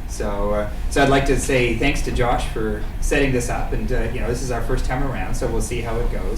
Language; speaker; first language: English; native; English